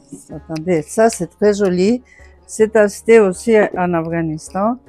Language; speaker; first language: French; non-native, fluent; Greek